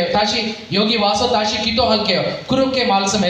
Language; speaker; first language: Korean; non-native, learner; Telugu